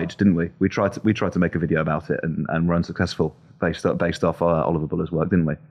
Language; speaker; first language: English; native; English